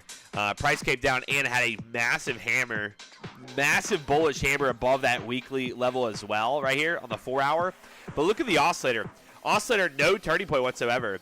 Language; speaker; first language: English; native; English